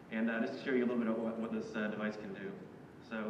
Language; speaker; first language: English; native; English